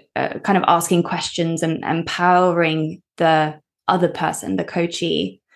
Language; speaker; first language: English; early bilingual, other home language; Norwegian